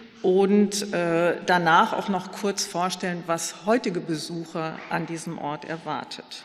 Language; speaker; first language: German; native; German